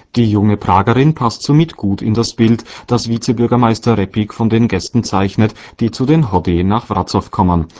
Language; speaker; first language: German; native; German